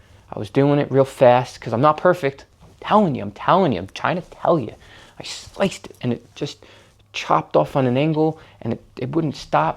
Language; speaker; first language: English; native; English